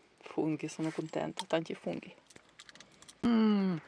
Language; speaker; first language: Italian; non-native, learner; Ukrainian